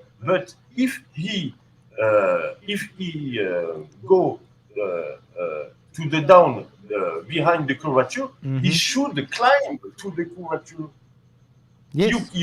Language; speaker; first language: English; non-native, learner; French